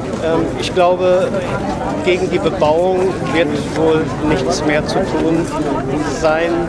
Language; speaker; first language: German; native; German